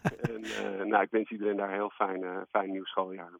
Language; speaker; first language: Dutch; native; Dutch